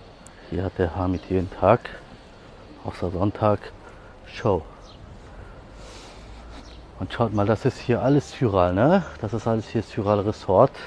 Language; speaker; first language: German; native; German